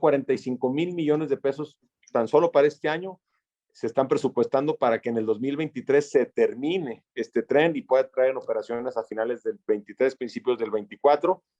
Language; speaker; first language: Spanish; native; Spanish